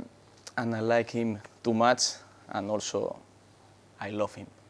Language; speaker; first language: English; non-native, learner; Spanish